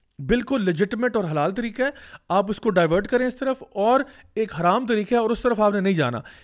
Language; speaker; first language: Urdu; native; Urdu